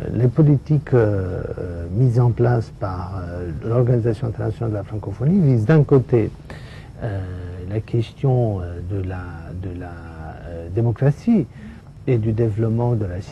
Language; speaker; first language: French; non-native, fluent; Romanian